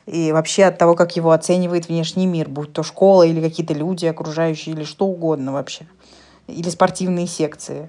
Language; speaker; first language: Russian; native; Russian